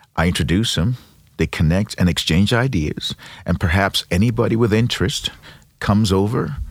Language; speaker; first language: English; non-native, local second language; Yoruba